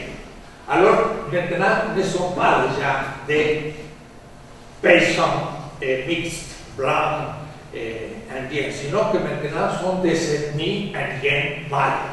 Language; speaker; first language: French; non-native, fluent; Spanish